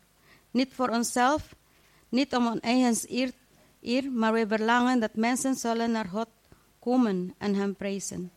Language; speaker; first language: Dutch; non-native, fluent; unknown